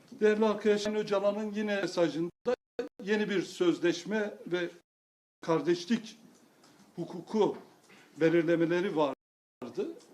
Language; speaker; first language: Turkish; non-native, local second language; Kurdish